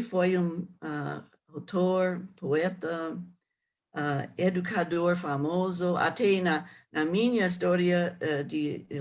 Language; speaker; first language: Portuguese; non-native, learner; English